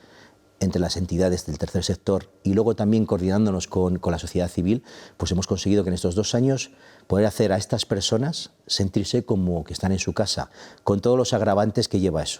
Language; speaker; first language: Spanish; native; Spanish